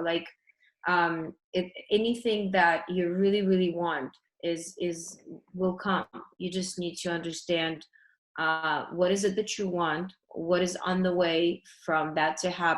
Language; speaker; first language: English; early bilingual, other home language; Russian